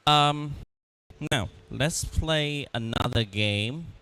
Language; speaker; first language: English; non-native, fluent; Vietnamese